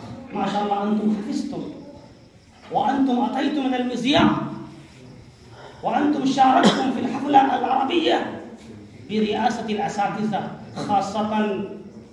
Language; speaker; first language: Arabic; non-native, fluent; Urdu